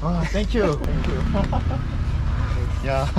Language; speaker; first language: English; non-native, learner; Korean